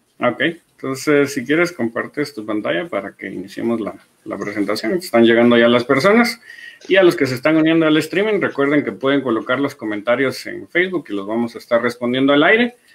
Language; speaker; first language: Spanish; native; Spanish